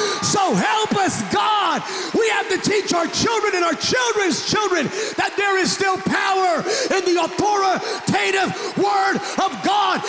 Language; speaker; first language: English; early bilingual, other home language; Spanish